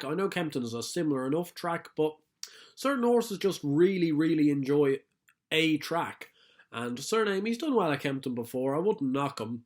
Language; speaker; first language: English; native; English